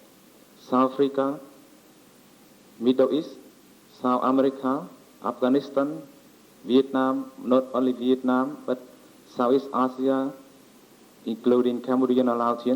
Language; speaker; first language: English; non-native, learner; Vietnamese